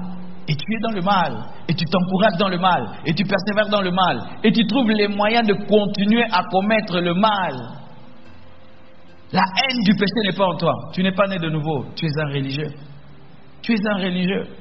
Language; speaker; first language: French; non-native, local second language; Lingala